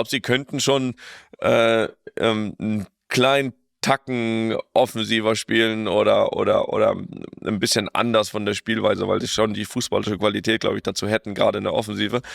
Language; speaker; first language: German; native; German